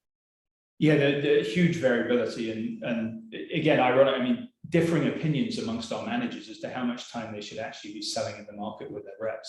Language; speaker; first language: English; native; English